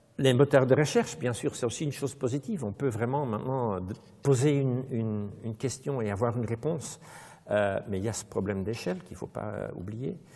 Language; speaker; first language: French; non-native, local second language; Dutch